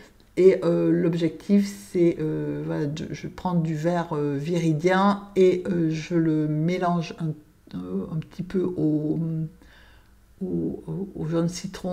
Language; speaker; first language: French; native; French